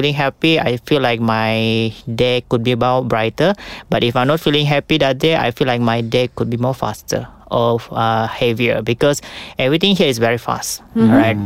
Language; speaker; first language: English; non-native, local second language; Malay